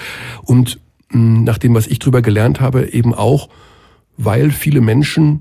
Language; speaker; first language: German; native; German